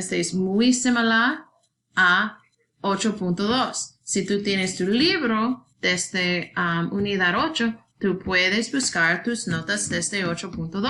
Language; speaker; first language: Spanish; non-native, learner; English